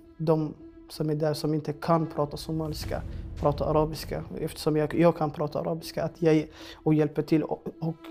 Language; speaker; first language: Swedish; early bilingual, other home language; Somali